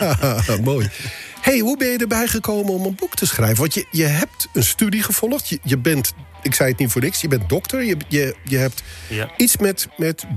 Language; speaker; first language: Dutch; native; Dutch